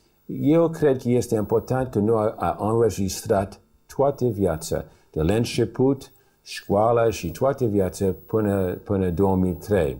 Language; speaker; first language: Romanian; early bilingual, heritage; English